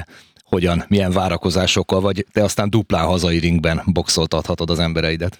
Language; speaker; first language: Hungarian; native; Hungarian